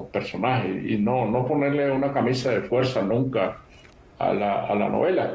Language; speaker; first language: Spanish; native; Spanish